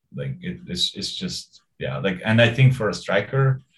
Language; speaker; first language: English; non-native, fluent; Hungarian